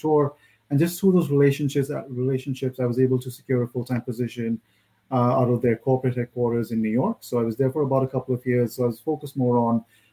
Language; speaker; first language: English; non-native, local second language; Hindi